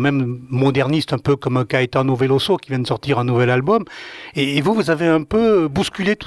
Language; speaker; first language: French; native; French